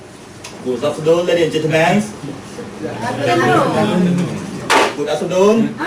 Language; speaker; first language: English; non-native, learner; Thai